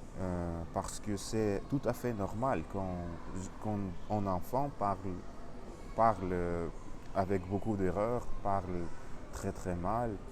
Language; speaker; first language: French; non-native, learner; Russian